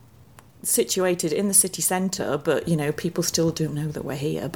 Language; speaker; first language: English; native; English